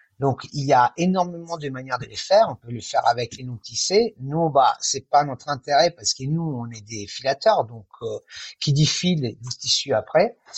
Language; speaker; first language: French; non-native, fluent; Italian